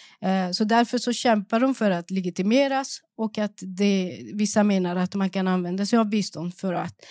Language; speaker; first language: Swedish; early bilingual, other home language; Persian